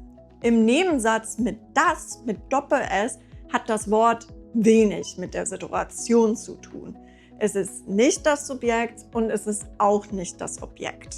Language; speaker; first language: German; non-native, fluent; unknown